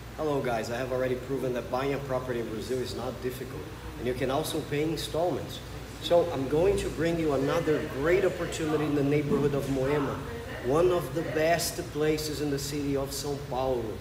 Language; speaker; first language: English; non-native, fluent; Portuguese